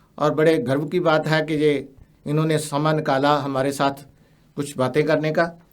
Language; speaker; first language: Hindi; non-native, local second language; Punjabi